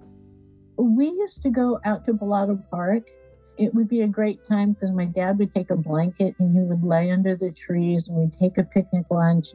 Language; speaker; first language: English; native; English